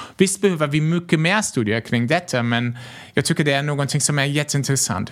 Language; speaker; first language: Swedish; non-native, fluent; German